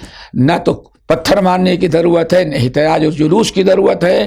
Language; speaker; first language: Urdu; native; Urdu